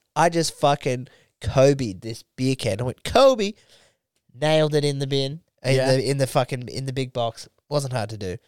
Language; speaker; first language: English; native; English